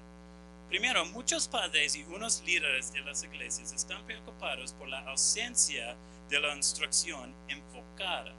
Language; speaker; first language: Spanish; non-native, fluent; English